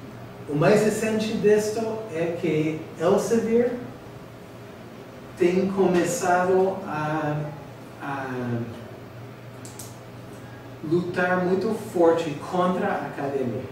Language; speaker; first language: Portuguese; non-native, fluent; English